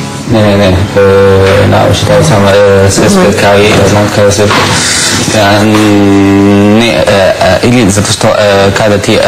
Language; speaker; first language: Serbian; non-native, learner; Italian